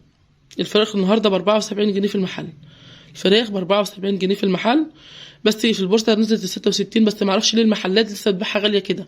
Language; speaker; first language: Arabic; native; Arabic